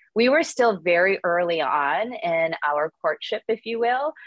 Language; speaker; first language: English; early bilingual, other home language; Korean